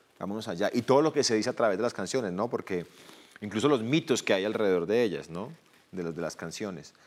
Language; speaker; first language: Spanish; native; Spanish